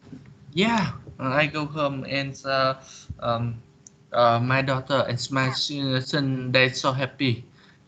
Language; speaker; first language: English; non-native, learner; Vietnamese